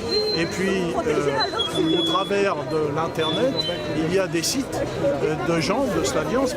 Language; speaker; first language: French; native; French